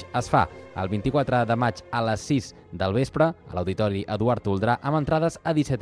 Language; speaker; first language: Catalan; native; Catalan